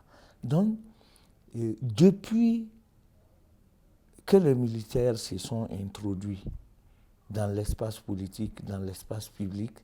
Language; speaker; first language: French; native; French